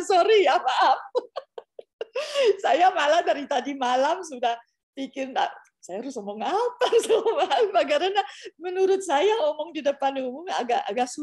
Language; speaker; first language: Indonesian; non-native, fluent; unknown